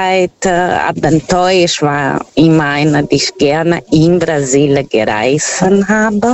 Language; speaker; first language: German; non-native, fluent; Portuguese